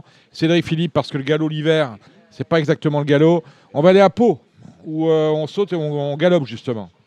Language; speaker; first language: French; native; French